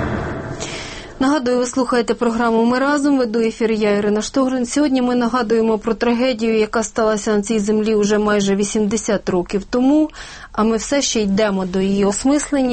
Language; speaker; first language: Ukrainian; native; Ukrainian